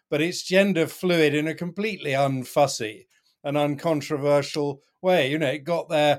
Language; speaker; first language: English; native; English